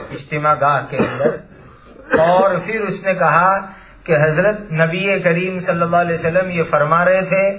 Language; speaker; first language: Urdu; non-native, local second language; Gujarati